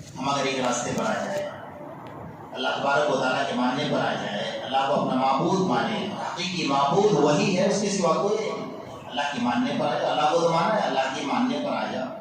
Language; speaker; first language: Urdu; native; Urdu